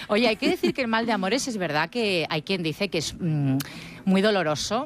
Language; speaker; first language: Spanish; native; Spanish